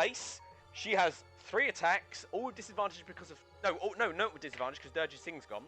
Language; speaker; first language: English; native; English